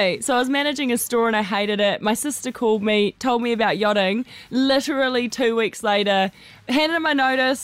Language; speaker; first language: English; native; English